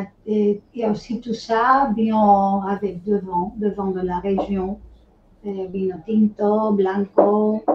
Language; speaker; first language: French; non-native, fluent; Spanish